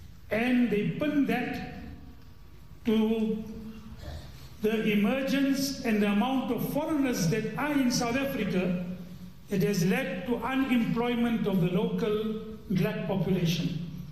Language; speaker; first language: English; early bilingual, other home language; Urdu